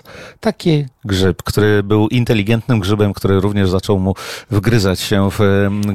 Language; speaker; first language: Polish; native; Polish